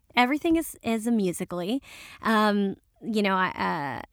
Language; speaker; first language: English; early bilingual, other home language; Spanish